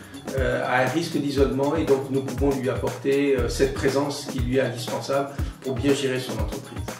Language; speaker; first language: French; native; French